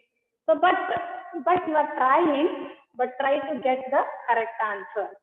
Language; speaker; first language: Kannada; native; Kannada